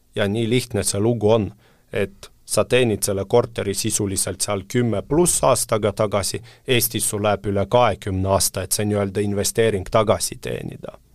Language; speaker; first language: Estonian; non-native, local second language; Russian